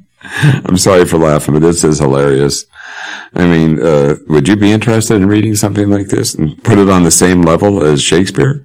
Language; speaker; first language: English; native; English